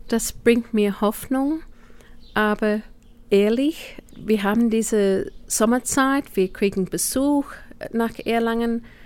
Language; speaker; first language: German; non-native, fluent; English